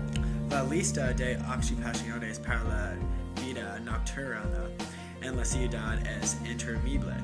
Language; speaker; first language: Spanish; non-native, learner; English